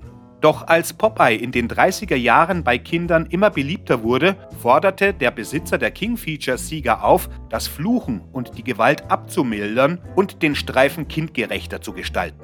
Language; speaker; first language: German; native; German